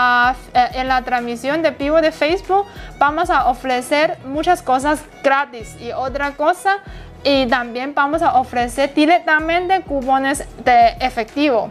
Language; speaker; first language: Spanish; non-native, learner; Chinese